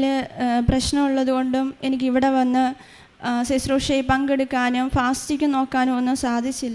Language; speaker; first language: Malayalam; native; Malayalam